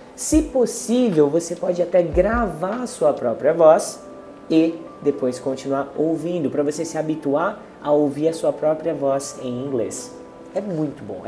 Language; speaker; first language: Portuguese; native; Portuguese